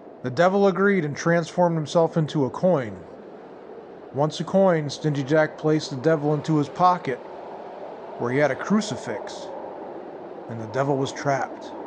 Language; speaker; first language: English; native; English